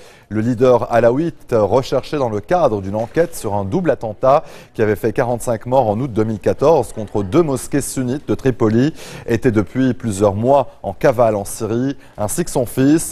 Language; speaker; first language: French; non-native, local second language; Arabic